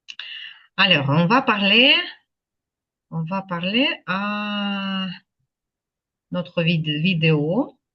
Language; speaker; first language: French; non-native, fluent; Ukrainian